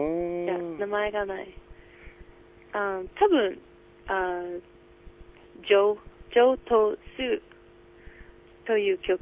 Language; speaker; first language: Japanese; non-native, learner; English